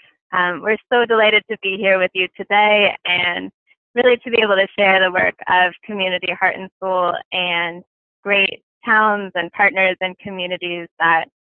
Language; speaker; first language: English; native; English